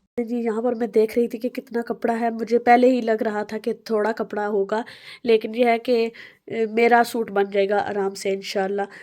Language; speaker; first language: Urdu; non-native, local second language; Punjabi